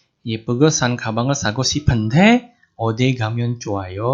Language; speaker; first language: Korean; non-native, fluent; Indonesian